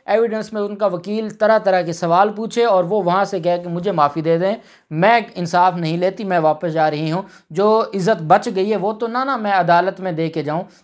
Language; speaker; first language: Urdu; non-native, local second language; Punjabi